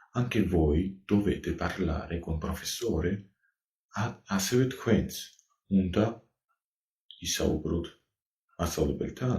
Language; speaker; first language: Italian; non-native, fluent; Georgian